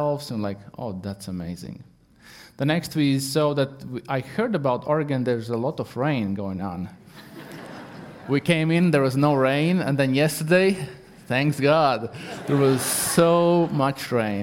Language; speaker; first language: English; non-native, fluent; Latvian